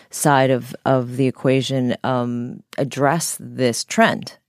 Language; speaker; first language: English; native; English